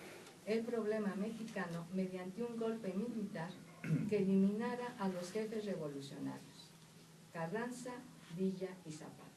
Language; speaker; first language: Spanish; native; Spanish